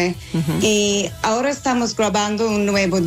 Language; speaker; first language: Spanish; non-native, fluent; English